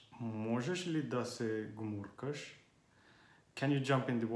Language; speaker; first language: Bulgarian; non-native, learner; Finnish